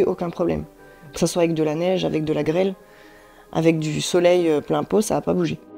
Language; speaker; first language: French; native; French